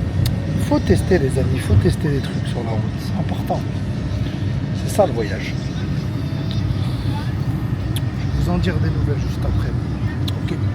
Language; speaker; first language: French; native; French